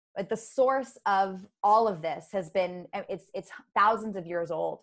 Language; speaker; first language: English; native; English